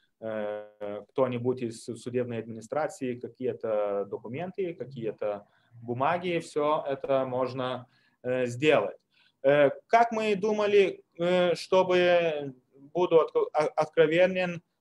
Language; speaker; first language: Russian; non-native, fluent; Lithuanian